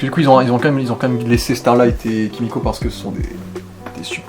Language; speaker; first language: French; native; French